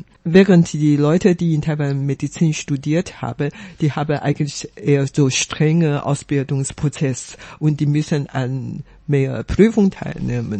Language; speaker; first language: German; non-native, fluent; Chinese